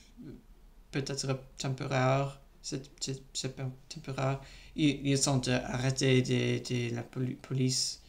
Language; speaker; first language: French; non-native, learner; English